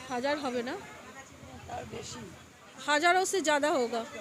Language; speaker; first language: Hindi; non-native, local second language; Bangla